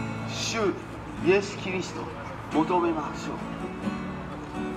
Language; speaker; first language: Japanese; non-native, fluent; English